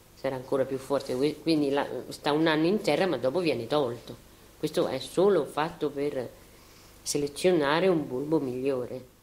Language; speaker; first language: Italian; native; Italian